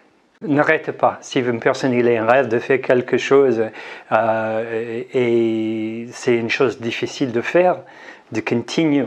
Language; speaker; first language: French; non-native, learner; English